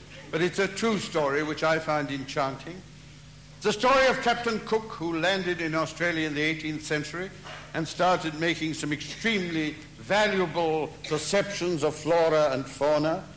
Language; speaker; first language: English; early bilingual, other home language; German